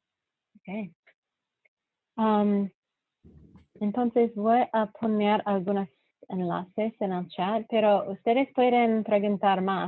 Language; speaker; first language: Spanish; non-native, fluent; English